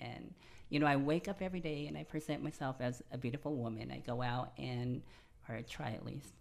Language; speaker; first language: English; native; English